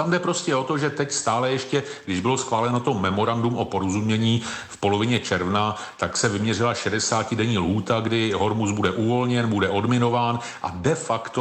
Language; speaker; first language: Czech; native; Czech